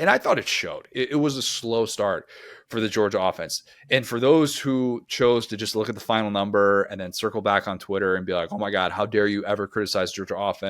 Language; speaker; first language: English; native; English